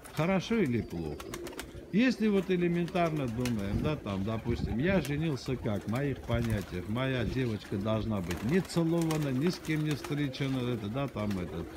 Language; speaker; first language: Russian; non-native, local second language; Armenian